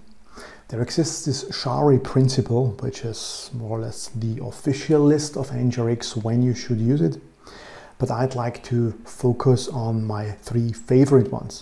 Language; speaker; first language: English; non-native, fluent; German